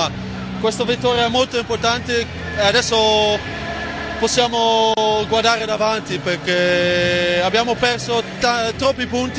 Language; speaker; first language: Italian; non-native, fluent; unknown